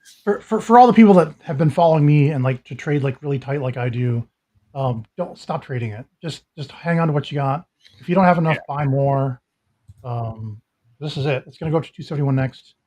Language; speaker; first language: English; native; English